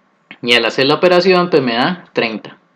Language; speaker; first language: Spanish; native; Spanish